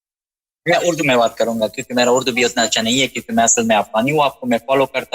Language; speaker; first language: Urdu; non-native, fluent; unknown